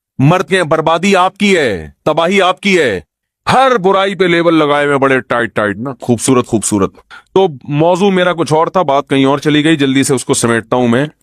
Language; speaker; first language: Urdu; native; Urdu